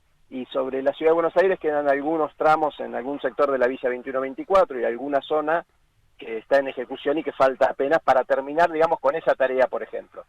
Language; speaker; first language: Spanish; native; Spanish